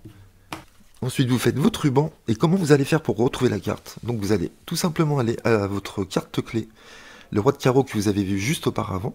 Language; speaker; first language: French; native; French